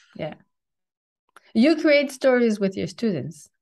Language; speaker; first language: English; non-native, fluent; French